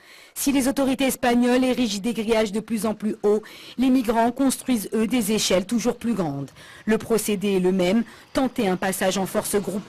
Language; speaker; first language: French; non-native, local second language; Arabic